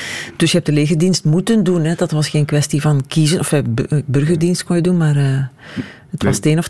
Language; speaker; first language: Dutch; native; Dutch